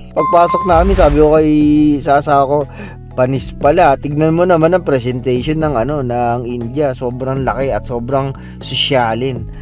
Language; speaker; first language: Filipino; native; Filipino